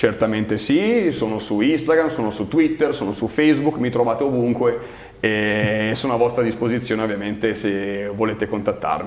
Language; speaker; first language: Italian; native; Italian